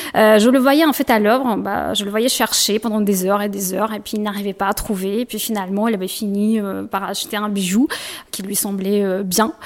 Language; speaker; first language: French; non-native, fluent; Russian